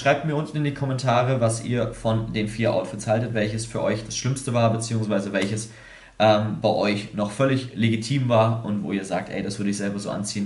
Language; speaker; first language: German; native; German